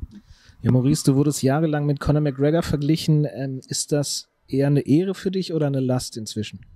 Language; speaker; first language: German; native; German